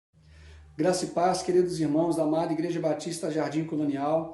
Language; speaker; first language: Portuguese; native; Portuguese